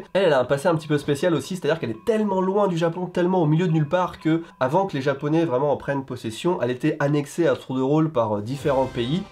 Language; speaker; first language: French; native; French